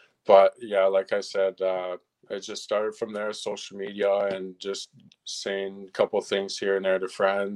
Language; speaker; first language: English; early bilingual, other home language; French